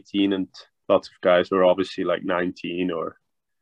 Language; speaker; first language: English; non-native, fluent; Swiss German